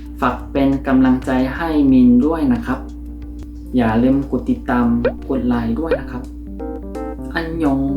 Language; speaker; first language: Thai; non-native, fluent; Korean